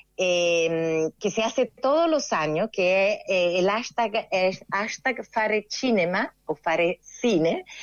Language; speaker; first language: Spanish; non-native, fluent; Italian